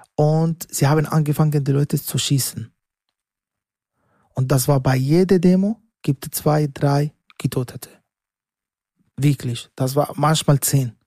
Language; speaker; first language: German; non-native, learner; Arabic